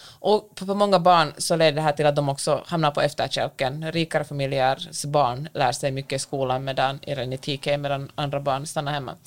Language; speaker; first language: Swedish; native; Swedish